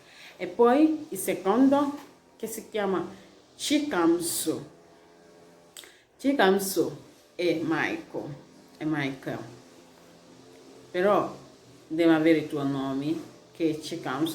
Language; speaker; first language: Italian; non-native, learner; Igbo